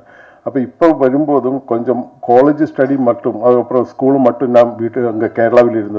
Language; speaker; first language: Tamil; non-native, learner; Malayalam